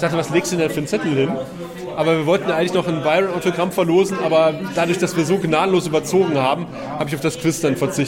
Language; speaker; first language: German; native; German